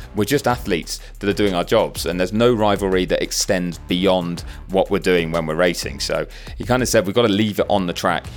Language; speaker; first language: English; native; English